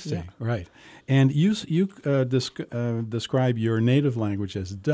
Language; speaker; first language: English; native; English